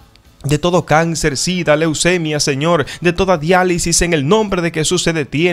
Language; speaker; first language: Spanish; native; Spanish